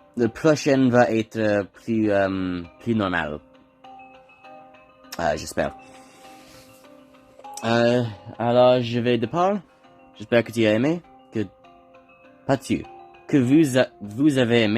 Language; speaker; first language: French; non-native, learner; English